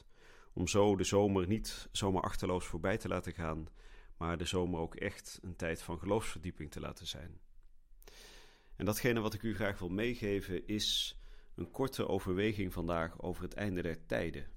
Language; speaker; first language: Dutch; native; Dutch